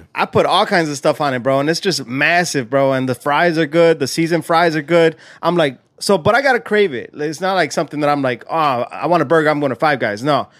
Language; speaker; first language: English; native; English